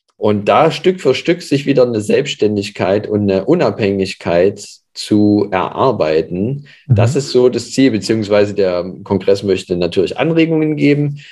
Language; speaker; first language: German; native; German